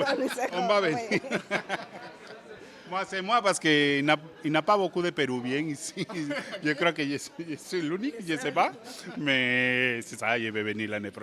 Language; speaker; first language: French; non-native, fluent; Spanish